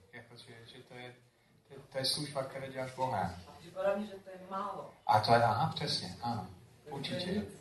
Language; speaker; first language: Czech; non-native, fluent; English